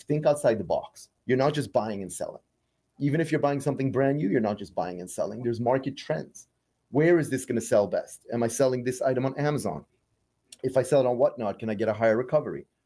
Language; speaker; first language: English; native; English